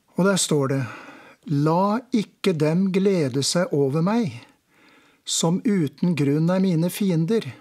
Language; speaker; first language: Norwegian; native; Norwegian